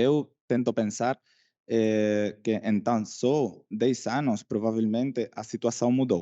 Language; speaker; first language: Portuguese; non-native, fluent; Spanish